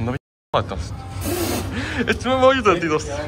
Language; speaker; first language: Finnish; native; Finnish